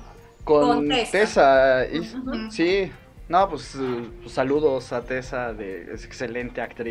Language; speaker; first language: Spanish; native; Spanish